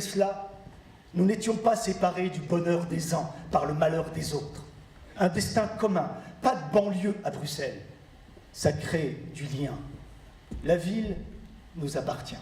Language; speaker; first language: French; early bilingual, other home language; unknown